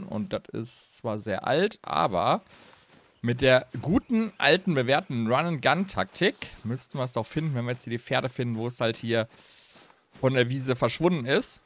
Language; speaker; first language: German; native; German